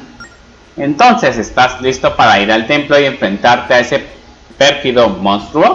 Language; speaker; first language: Spanish; native; Spanish